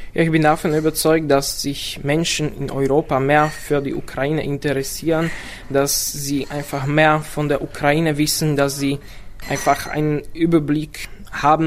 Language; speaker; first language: German; non-native, fluent; Slovak